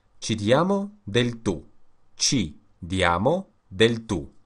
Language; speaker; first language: Italian; non-native, learner; Russian